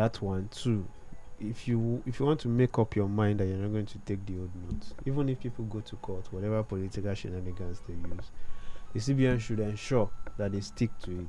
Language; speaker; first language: English; non-native, local second language; Yoruba